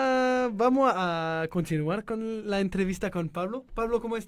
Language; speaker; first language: Spanish; non-native, learner; French